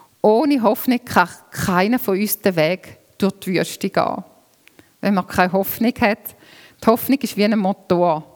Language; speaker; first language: German; native; German